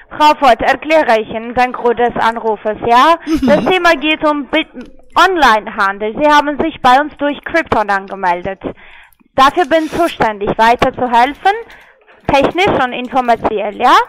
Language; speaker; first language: German; non-native, learner; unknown